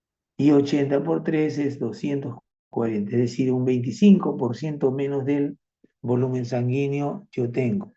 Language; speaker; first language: Spanish; native; Spanish